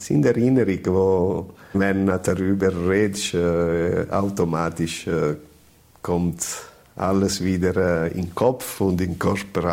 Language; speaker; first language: German; non-native, learner; Italian